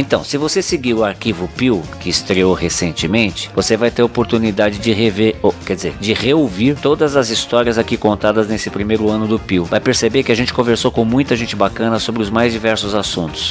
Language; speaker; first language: Portuguese; native; Portuguese